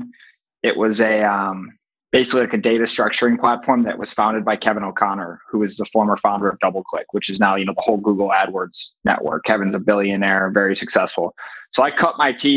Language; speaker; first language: English; native; English